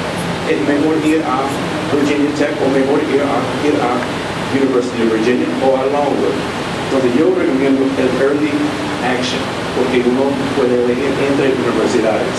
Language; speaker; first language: Spanish; non-native, fluent; English